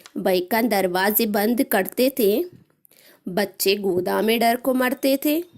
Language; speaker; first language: Urdu; native; Urdu